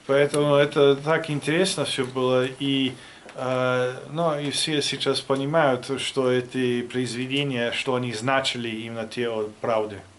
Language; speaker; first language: Russian; non-native, fluent; German